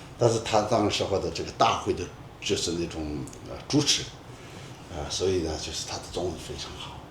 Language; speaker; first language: Chinese; non-native, local second language; Tibetan